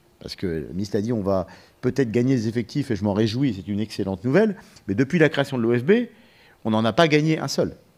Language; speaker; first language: French; native; French